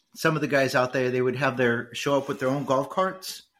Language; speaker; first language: English; early bilingual, other home language; Spanish